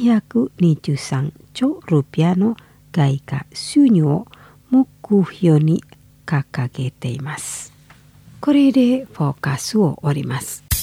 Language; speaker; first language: Japanese; non-native, fluent; Indonesian